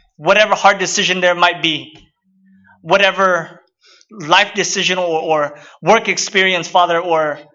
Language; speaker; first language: English; early bilingual, other home language; Vietnamese